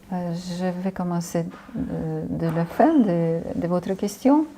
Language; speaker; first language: French; non-native, fluent; Ukrainian